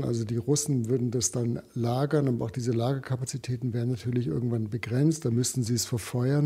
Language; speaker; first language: German; native; German